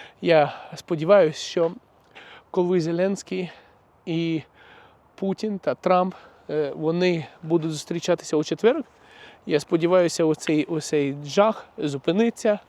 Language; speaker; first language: Ukrainian; non-native, local second language; Russian